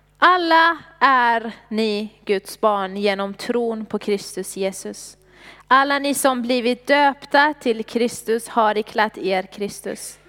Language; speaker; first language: Swedish; non-native, fluent; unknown